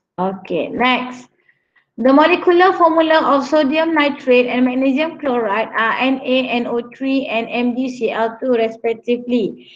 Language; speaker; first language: English; non-native, local second language; Malay